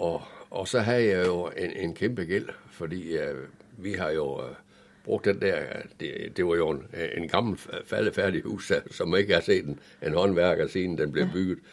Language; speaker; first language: Danish; native; Danish